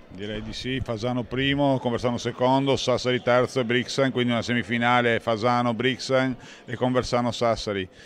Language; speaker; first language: Italian; native; Italian